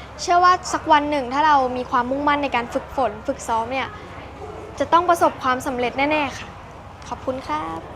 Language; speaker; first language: Thai; native; Thai